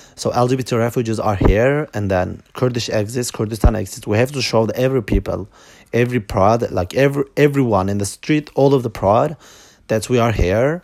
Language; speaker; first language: English; non-native, learner; Kurdish